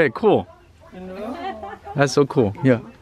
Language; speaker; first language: English; non-native, fluent; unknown